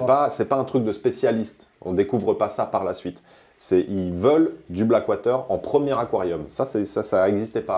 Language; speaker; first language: French; native; French